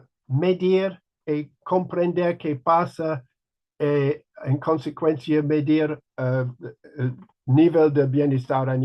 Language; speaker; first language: Spanish; non-native, learner; English